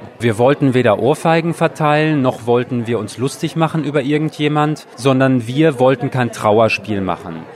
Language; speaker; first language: German; native; German